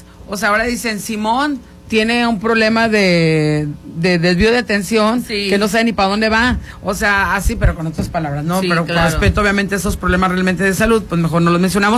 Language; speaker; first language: Spanish; native; Spanish